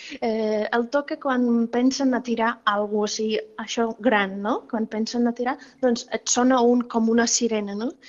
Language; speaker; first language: Catalan; non-native, fluent; Ukrainian